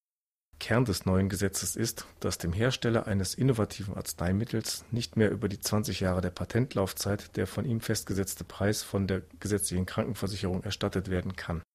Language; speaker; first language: German; native; German